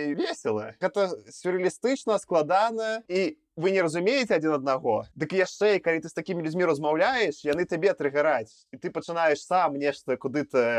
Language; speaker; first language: Belarusian; non-native, local second language; Russian